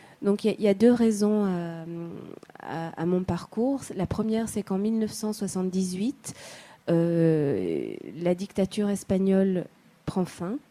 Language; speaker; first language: French; native; French